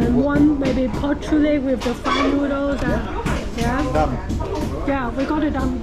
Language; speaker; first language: English; non-native, local second language; Cantonese